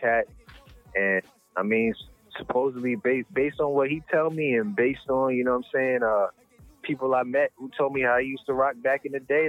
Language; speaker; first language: English; native; English